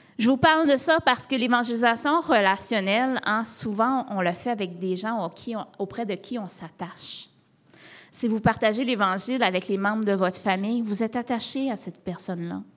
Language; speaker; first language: French; native; French